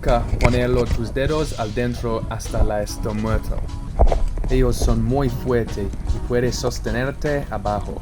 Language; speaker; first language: Spanish; non-native, learner; English